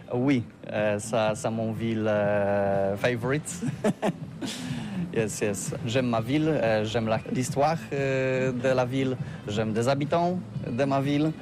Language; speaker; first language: French; non-native, learner; Polish